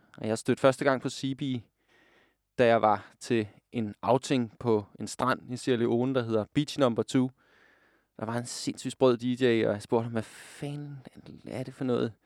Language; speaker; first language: Danish; native; Danish